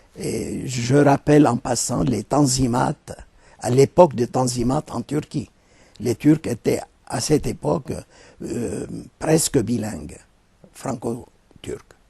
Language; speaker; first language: French; non-native, fluent; Turkish